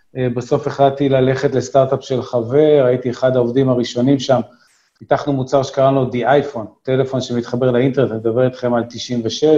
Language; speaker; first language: Hebrew; native; Hebrew